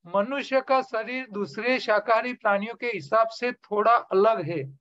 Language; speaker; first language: Hindi; non-native, local second language; Gujarati